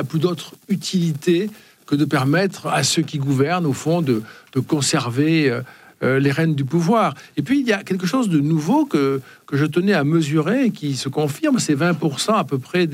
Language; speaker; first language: French; native; French